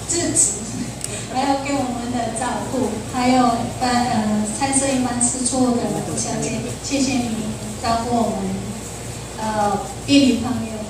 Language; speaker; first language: Chinese; non-native, learner; Indonesian